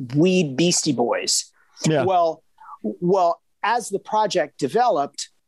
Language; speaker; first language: English; native; English